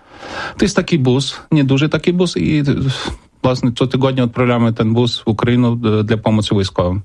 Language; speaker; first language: Polish; non-native, learner; Ukrainian